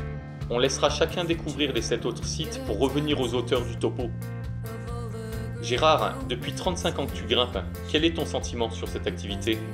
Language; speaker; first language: French; native; French